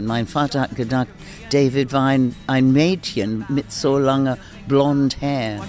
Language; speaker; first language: German; non-native, learner; English